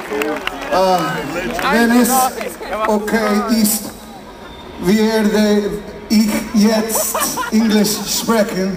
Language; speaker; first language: German; non-native, learner; English